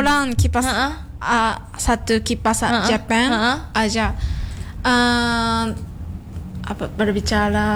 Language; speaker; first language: Indonesian; non-native, learner; Japanese